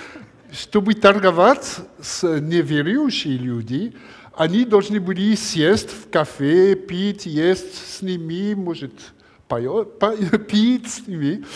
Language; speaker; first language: Russian; non-native, learner; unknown